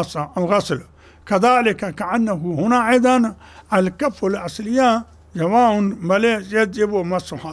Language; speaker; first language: Arabic; non-native, fluent; Urdu